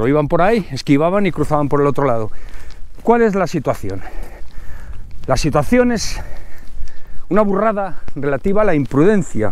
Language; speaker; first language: Spanish; native; Spanish